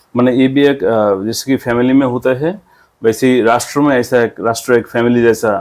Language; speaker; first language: Hindi; non-native, local second language; Bangla